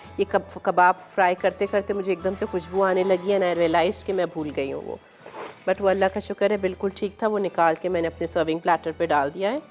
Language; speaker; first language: Urdu; native; Urdu